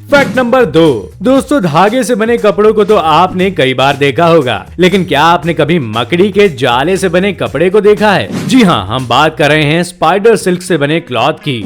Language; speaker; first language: Hindi; native; Hindi